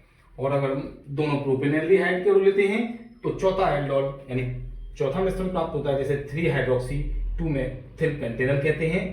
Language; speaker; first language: Hindi; native; Hindi